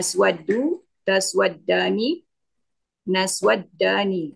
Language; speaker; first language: Arabic; non-native, learner; Indonesian